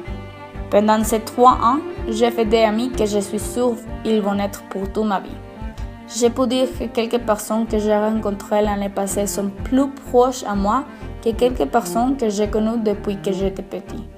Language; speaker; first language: French; non-native, fluent; Spanish